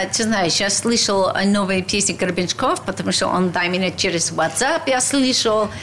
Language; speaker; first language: Russian; non-native, learner; English